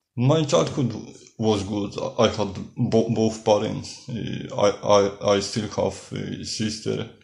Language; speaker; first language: English; non-native, learner; Polish